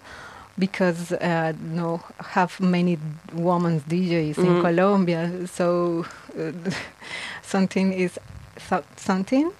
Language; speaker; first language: English; non-native, learner; Spanish